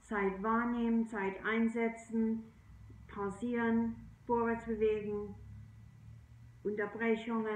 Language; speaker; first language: German; non-native, fluent; English